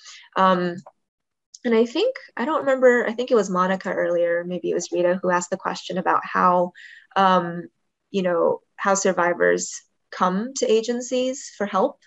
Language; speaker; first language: English; native; English